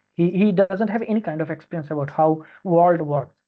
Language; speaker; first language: English; non-native, local second language; Bangla